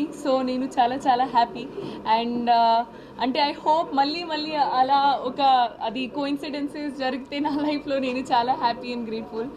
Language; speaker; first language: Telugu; non-native, learner; Hindi